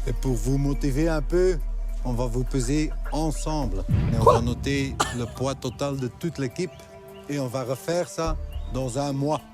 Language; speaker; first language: French; non-native, local second language; Dutch